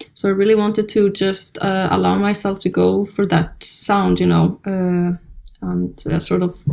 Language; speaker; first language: English; non-native, fluent; Icelandic